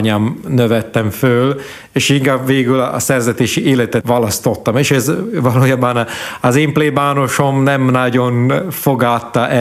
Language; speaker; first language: Hungarian; non-native, fluent; Italian